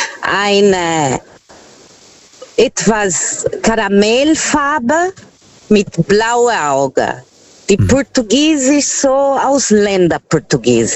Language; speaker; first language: German; non-native, fluent; Portuguese